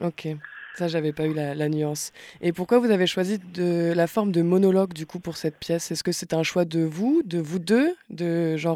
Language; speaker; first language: French; native; French